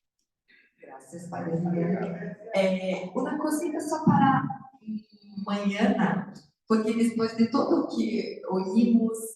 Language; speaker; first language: Spanish; non-native, learner; Portuguese